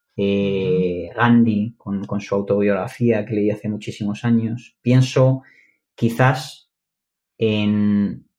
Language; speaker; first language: Spanish; native; Spanish